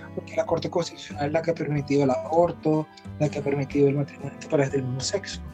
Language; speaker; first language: Spanish; native; Spanish